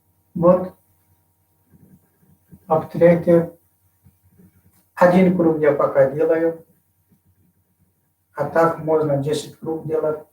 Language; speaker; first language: Russian; non-native, fluent; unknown